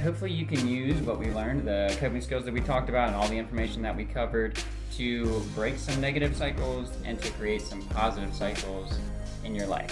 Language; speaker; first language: English; native; English